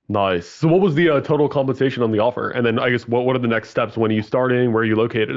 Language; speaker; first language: English; native; English